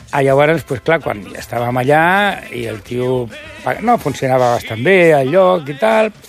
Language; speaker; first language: Catalan; non-native, local second language; Spanish